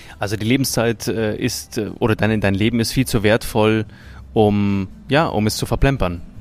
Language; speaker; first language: German; native; German